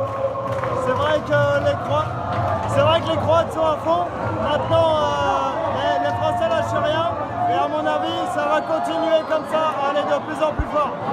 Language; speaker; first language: French; native; French